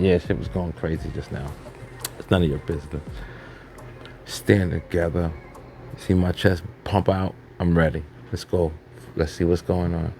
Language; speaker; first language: English; native; English